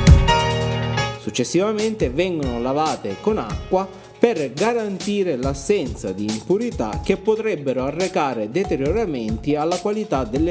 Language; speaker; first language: Italian; native; Italian